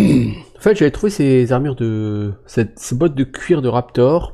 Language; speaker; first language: French; native; French